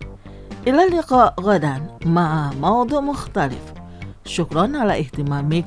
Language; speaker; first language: Arabic; non-native, fluent; Indonesian